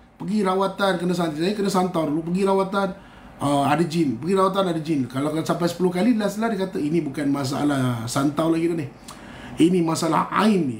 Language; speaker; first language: Malay; native; Malay